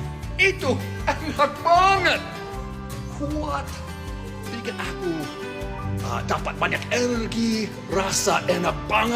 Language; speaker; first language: Indonesian; non-native, fluent; English